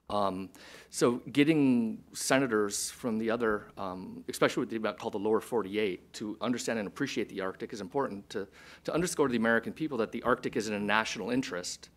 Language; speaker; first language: English; native; English